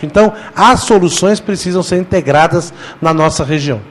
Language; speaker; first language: Portuguese; native; Portuguese